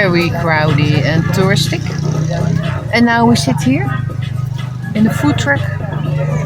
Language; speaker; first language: English; non-native, fluent; Dutch